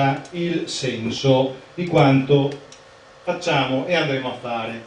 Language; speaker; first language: Italian; native; Italian